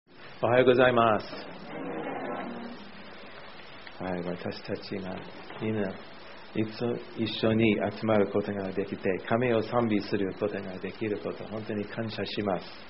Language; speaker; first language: Japanese; non-native, fluent; English